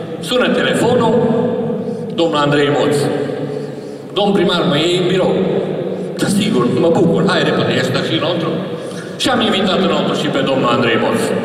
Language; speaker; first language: Romanian; non-native, local second language; Hungarian